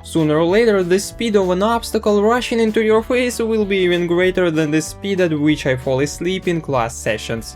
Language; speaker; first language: English; non-native, fluent; Russian